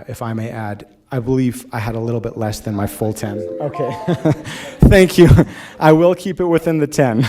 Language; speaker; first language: English; native; English